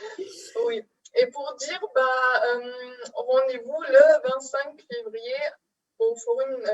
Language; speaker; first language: French; non-native, fluent; German